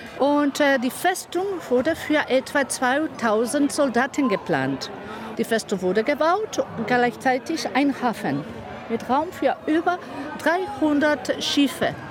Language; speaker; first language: German; non-native, fluent; Spanish